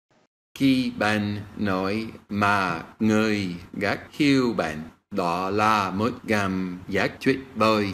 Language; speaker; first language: Vietnamese; non-native, learner; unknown